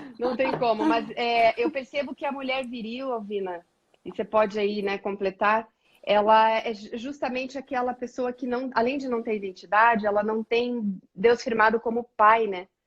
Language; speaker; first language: Portuguese; native; Portuguese